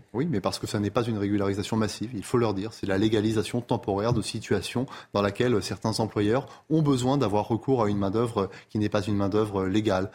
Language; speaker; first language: French; native; French